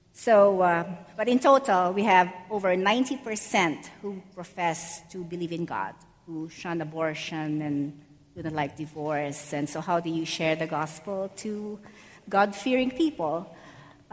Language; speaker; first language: English; non-native, local second language; Filipino